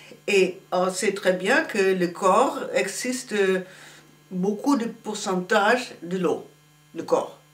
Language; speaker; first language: French; non-native, fluent; German